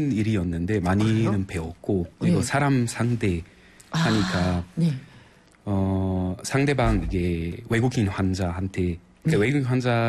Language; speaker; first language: Korean; non-native, fluent; Arabic